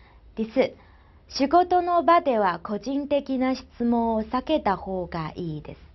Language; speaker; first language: Japanese; non-native, fluent; Chinese